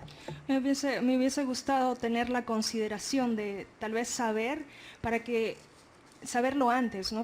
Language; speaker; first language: Spanish; native; Spanish